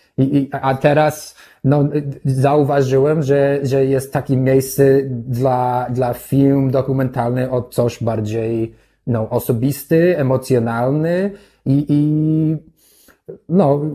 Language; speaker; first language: Polish; non-native, learner; English